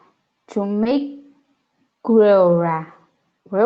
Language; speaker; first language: English; non-native, learner; Portuguese